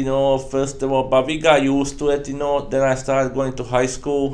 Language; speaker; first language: English; non-native, fluent; Croatian